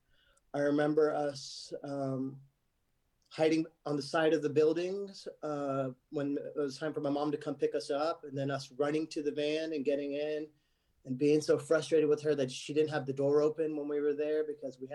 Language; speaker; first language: English; early bilingual, other home language; Arabic